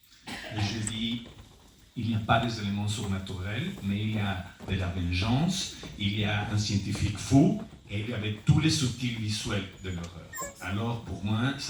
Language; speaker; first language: French; non-native, fluent; Spanish